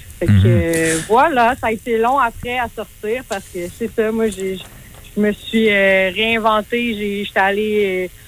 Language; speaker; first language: French; native; French